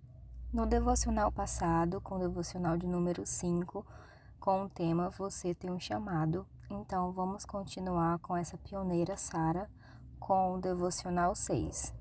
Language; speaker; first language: Portuguese; native; Portuguese